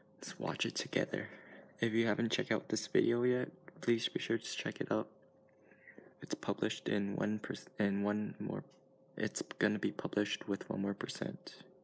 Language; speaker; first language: English; native; English